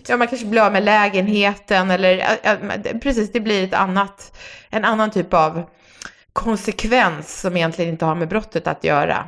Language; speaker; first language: Swedish; native; Swedish